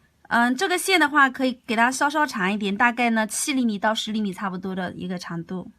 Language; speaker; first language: Chinese; native; Chinese